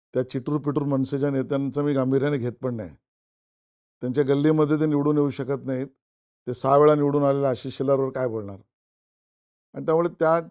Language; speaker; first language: Marathi; native; Marathi